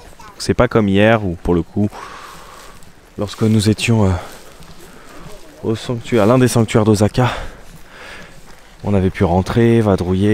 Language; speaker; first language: French; native; French